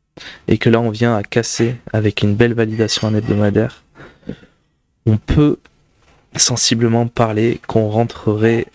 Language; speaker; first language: French; native; French